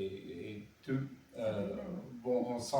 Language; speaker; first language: French; non-native, learner; English